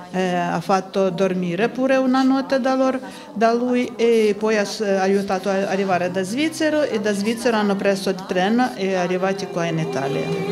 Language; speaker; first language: Italian; non-native, learner; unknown